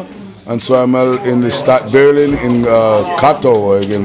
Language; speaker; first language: German; non-native, learner; English